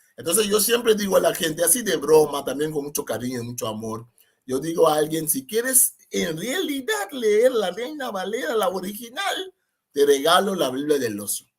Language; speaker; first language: Spanish; non-native, fluent; Papiamento